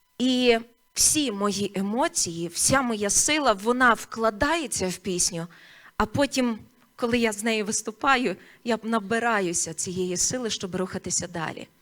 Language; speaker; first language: Ukrainian; native; Ukrainian